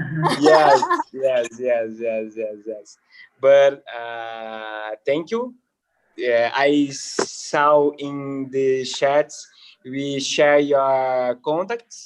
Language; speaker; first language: English; non-native, learner; Portuguese